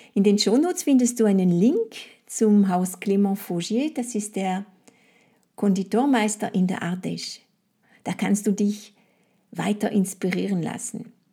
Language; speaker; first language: German; non-native, fluent; French